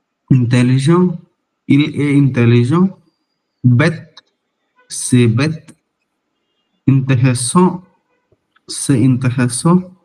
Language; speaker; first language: French; non-native, learner; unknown